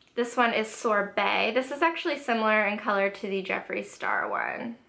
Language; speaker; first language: English; native; English